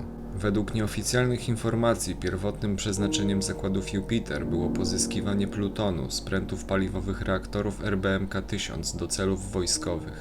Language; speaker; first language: Polish; native; Polish